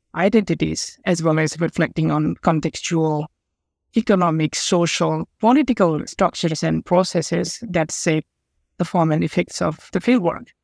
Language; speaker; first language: English; non-native, local second language; Nepali